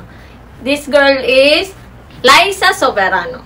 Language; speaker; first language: English; non-native, local second language; Filipino